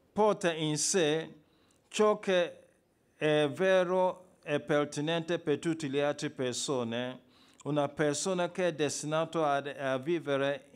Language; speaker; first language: Italian; non-native, fluent; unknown